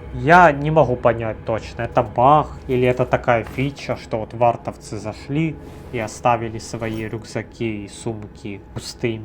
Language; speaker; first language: Russian; native; Russian